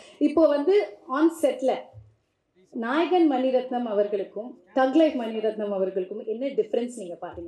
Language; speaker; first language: Tamil; native; Tamil